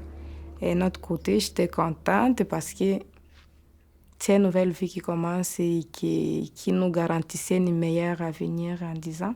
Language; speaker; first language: French; non-native, local second language; Swahili